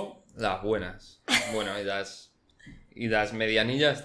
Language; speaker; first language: Spanish; native; Spanish